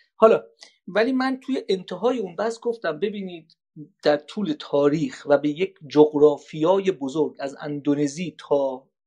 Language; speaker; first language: Persian; native; Persian